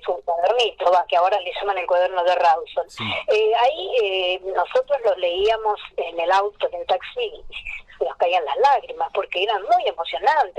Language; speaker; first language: Spanish; native; Spanish